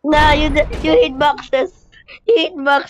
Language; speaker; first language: English; non-native, local second language; Filipino